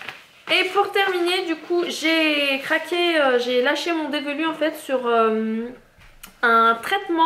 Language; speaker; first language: French; native; French